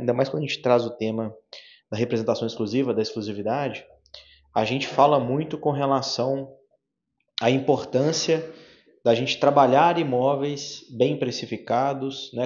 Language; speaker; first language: Portuguese; native; Portuguese